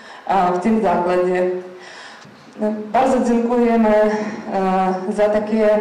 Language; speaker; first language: Polish; non-native, learner; Ukrainian